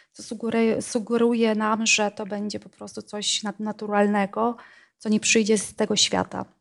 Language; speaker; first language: Polish; non-native, fluent; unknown